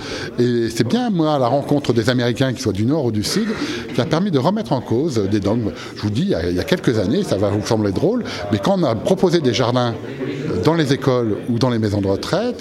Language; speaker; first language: French; native; French